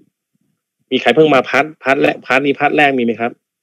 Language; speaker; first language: Thai; native; Thai